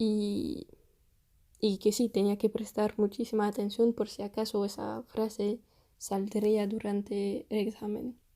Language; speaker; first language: Spanish; non-native, fluent; French